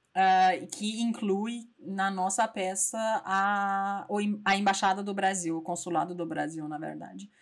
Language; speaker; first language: Portuguese; non-native, fluent; Persian